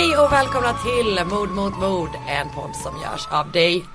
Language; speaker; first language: Swedish; native; Swedish